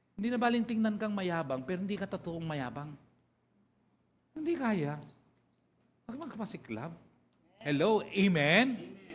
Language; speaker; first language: Filipino; native; Filipino